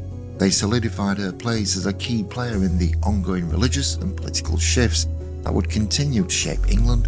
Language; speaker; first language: English; native; English